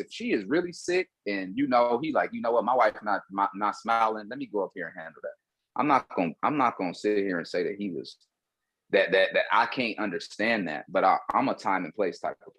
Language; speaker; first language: English; native; English